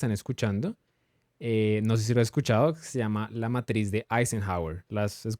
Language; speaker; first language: Spanish; native; Spanish